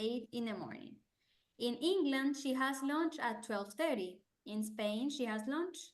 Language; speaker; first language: English; non-native, fluent; Spanish